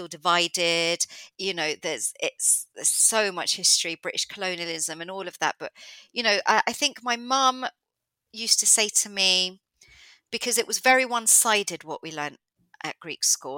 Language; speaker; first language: English; non-native, local second language; Greek